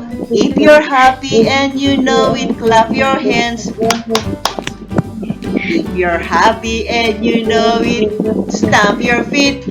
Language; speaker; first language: English; non-native, learner; Thai